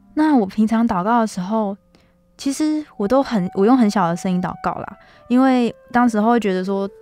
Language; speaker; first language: Chinese; native; Chinese